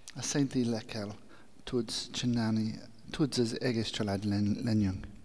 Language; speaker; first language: Hungarian; non-native, learner; English